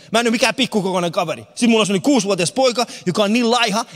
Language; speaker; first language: Finnish; early bilingual, other home language; Persian